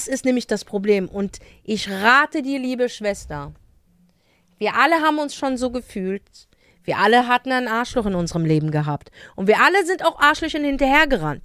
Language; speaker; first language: German; native; German